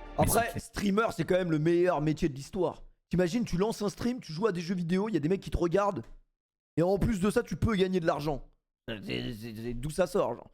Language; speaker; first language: French; native; French